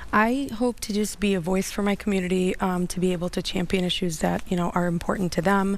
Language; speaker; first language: English; early bilingual, other home language; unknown